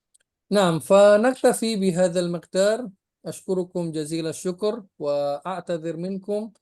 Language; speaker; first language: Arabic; non-native, fluent; Indonesian